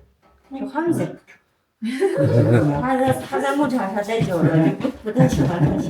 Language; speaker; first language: Chinese; non-native, local second language; Tibetan